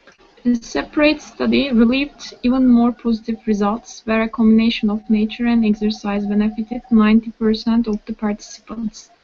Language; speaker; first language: English; non-native, learner; Turkish